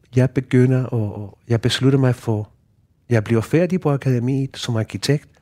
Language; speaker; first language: Danish; non-native, fluent; Spanish